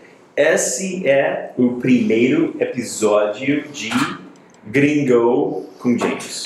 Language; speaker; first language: Portuguese; non-native, fluent; English